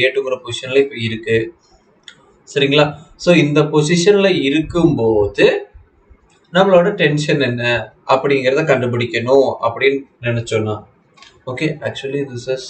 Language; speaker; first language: Tamil; native; Tamil